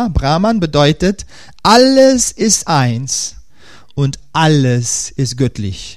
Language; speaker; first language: German; non-native, fluent; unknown